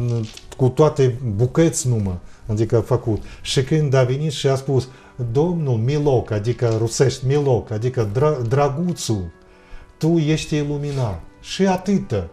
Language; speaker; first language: Romanian; non-native, fluent; Russian